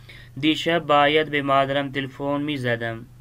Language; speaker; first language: Persian; non-native, fluent; Urdu